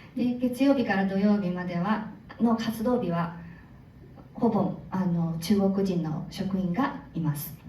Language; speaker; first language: Japanese; non-native, fluent; Korean